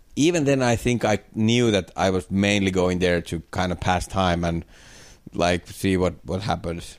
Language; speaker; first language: English; non-native, fluent; Finnish